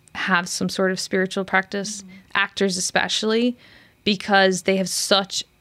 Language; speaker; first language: English; native; English